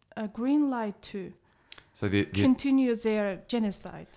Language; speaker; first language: English; non-native, learner; Chinese